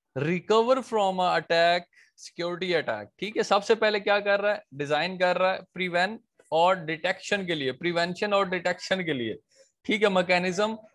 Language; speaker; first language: Urdu; non-native, local second language; Punjabi